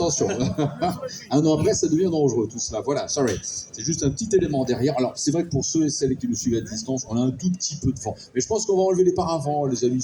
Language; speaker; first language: French; native; French